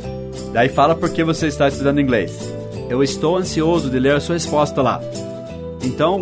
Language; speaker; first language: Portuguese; non-native, fluent; English